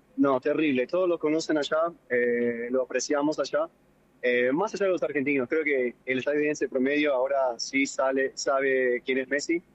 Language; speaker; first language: Spanish; non-native, fluent; English